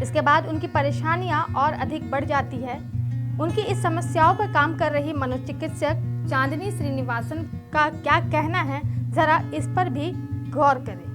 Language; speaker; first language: Hindi; native; Hindi